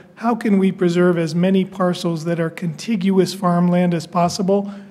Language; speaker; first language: English; native; English